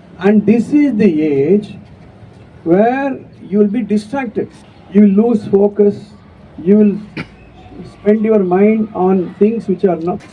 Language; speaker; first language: English; non-native, local second language; Tamil